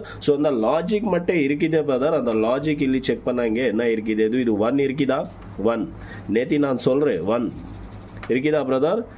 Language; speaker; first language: Tamil; non-native, learner; Kannada